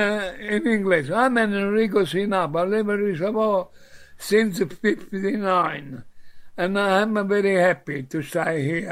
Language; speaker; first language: English; non-native, learner; Italian